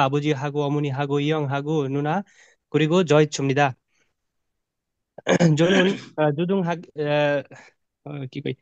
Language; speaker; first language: Korean; non-native, learner; Bangla